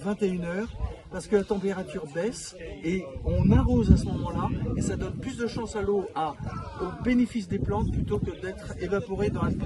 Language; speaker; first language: French; native; French